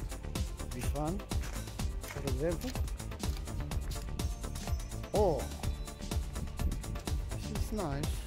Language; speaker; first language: English; non-native, learner; Italian